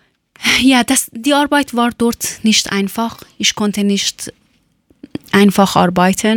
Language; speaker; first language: German; non-native, fluent; Persian